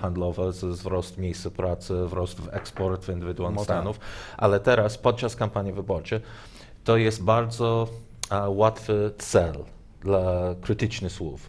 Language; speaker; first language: Polish; non-native, learner; English